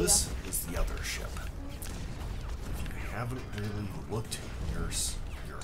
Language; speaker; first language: English; native; English